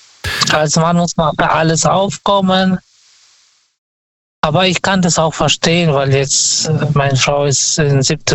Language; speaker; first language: German; non-native, fluent; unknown